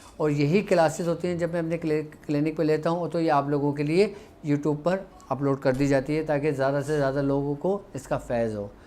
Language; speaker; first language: Urdu; native; Urdu